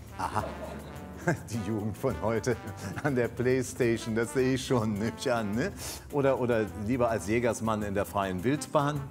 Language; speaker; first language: German; native; German